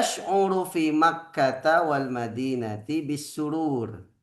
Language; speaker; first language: Arabic; non-native, fluent; Indonesian